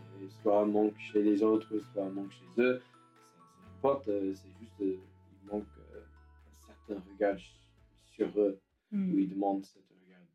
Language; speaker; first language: French; non-native, learner; English